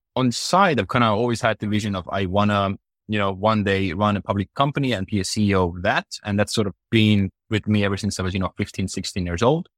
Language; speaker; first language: English; non-native, fluent; Estonian